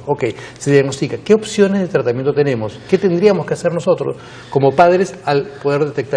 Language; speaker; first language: Spanish; native; Spanish